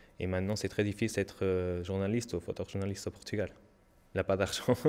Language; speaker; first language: French; non-native, learner; Portuguese